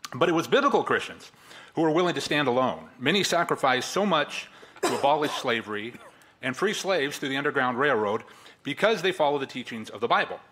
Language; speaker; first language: English; native; English